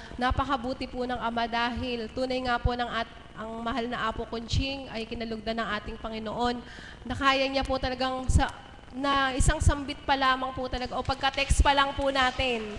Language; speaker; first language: Filipino; native; Filipino